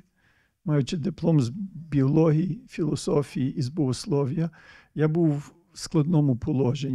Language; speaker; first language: Ukrainian; early bilingual, heritage; Ukrainian